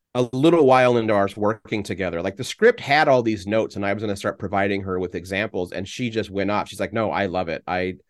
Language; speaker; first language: English; native; English